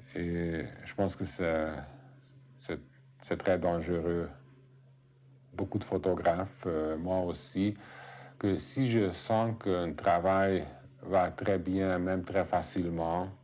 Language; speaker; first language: French; non-native, fluent; Hungarian